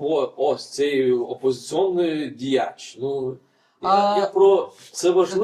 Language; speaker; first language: Ukrainian; non-native, fluent; Lithuanian